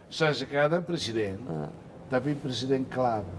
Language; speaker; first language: Indonesian; non-native, fluent; Tetum